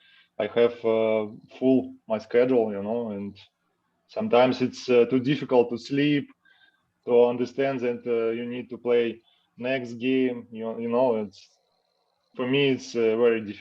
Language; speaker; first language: English; non-native, learner; Russian